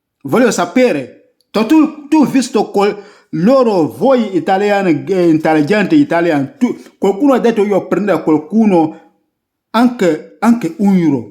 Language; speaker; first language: Italian; non-native, learner; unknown